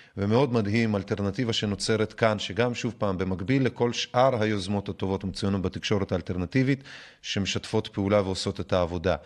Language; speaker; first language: Hebrew; early bilingual, other home language; Russian